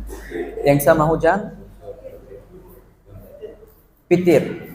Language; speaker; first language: Indonesian; non-native, fluent; Arabic